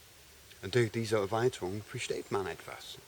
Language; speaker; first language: German; non-native, fluent; English